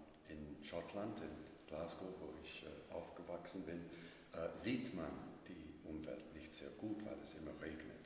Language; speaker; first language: German; non-native, fluent; English